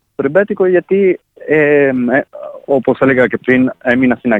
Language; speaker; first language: Greek; non-native, fluent; Italian